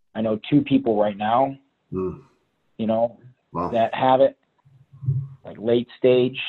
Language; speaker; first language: English; native; English